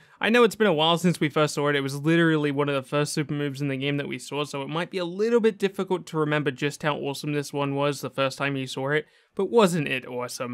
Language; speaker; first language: English; native; English